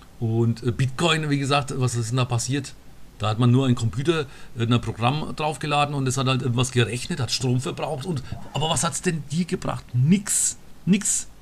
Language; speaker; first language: German; early bilingual, other home language; Turkish